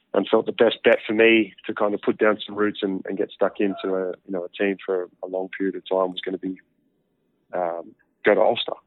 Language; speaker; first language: English; native; English